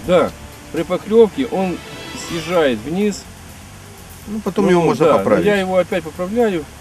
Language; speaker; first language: Russian; non-native, local second language; Ukrainian